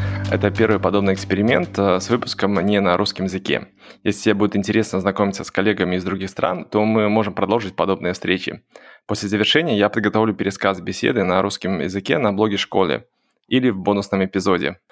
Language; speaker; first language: Russian; native; Russian